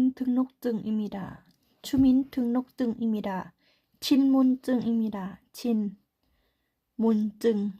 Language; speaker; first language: Korean; non-native, learner; Thai